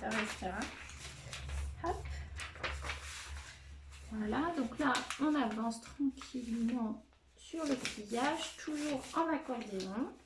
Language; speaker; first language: French; native; French